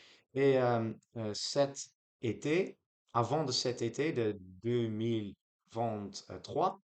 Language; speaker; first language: French; non-native, learner; Dutch